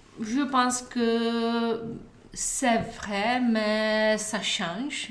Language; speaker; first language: French; non-native, learner; Czech